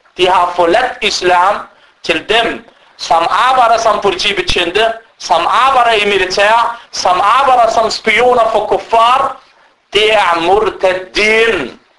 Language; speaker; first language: Danish; non-native, fluent; Arabic